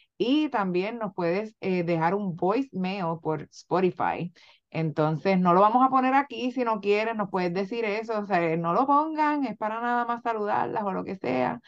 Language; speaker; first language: Spanish; native; Spanish